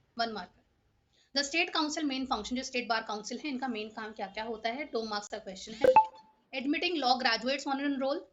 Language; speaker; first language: Hindi; native; Hindi